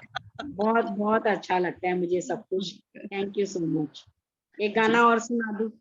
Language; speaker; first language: Hindi; native; Hindi